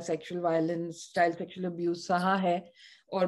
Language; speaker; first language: Hindi; native; Hindi